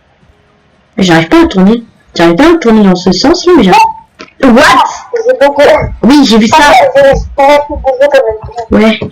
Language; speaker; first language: French; native; French